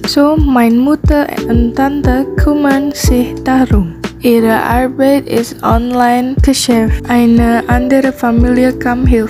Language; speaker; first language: German; non-native, learner; Indonesian